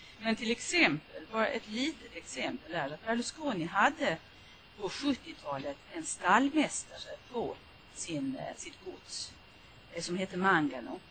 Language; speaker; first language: Swedish; native; Swedish